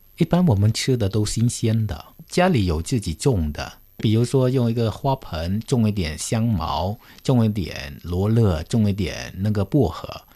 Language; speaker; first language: Chinese; early bilingual, heritage; Chinese